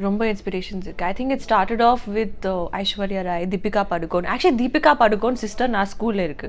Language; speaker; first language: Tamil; non-native, learner; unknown